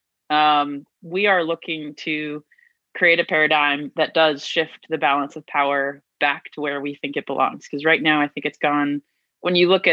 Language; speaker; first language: English; native; English